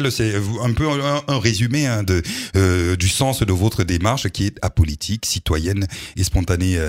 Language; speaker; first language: French; native; French